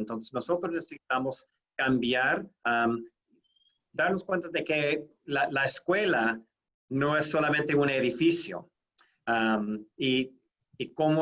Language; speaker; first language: Spanish; non-native, fluent; English